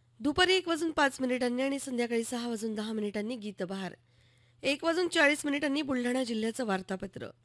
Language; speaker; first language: Marathi; native; Marathi